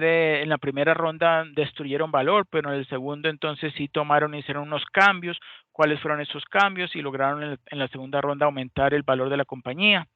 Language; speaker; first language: Spanish; native; Spanish